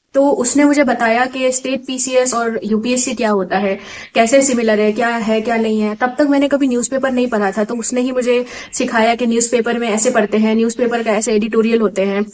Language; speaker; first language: Hindi; non-native, local second language; Assamese